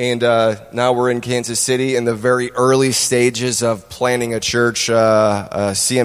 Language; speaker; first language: English; native; English